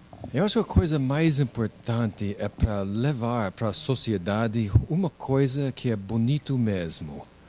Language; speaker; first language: Portuguese; non-native, learner; English